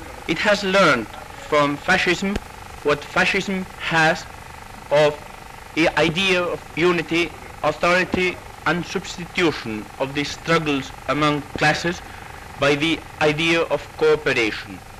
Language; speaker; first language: English; non-native, fluent; Spanish